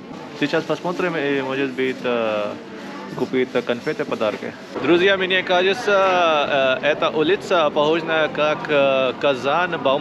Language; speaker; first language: Russian; non-native, learner; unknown